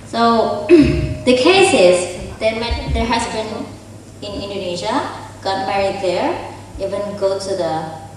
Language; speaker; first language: English; non-native, fluent; Indonesian